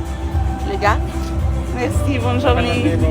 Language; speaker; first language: French; non-native, fluent; Arabic